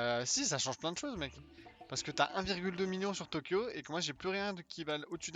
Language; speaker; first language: French; native; French